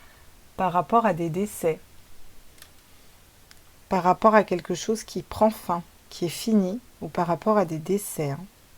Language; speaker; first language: French; native; French